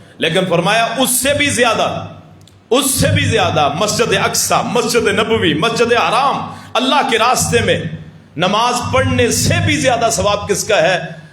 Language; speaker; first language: Urdu; non-native, local second language; Punjabi